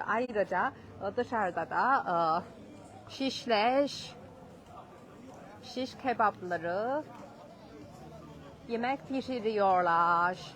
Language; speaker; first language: Turkish; non-native, learner; Chinese